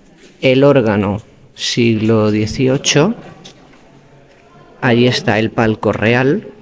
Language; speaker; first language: Spanish; native; Spanish